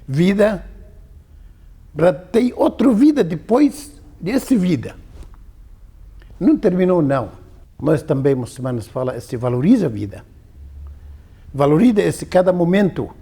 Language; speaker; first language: Portuguese; non-native, learner; Arabic